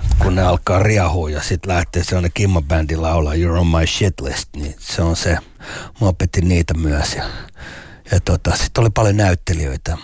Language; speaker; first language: Finnish; native; Finnish